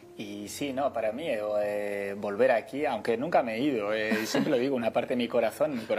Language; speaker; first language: Spanish; native; Spanish